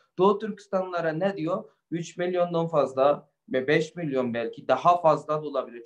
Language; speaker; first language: Turkish; non-native, fluent; Uyghur